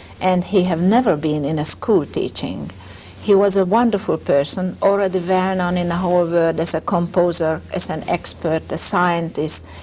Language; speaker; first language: English; non-native, fluent; Hungarian